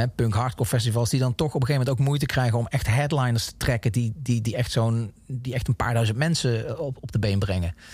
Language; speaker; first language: Dutch; native; Dutch